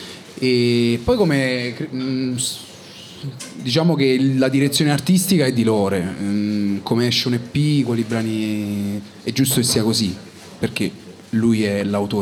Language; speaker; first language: Italian; native; Italian